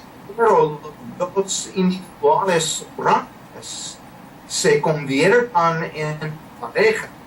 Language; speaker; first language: Spanish; non-native, learner; English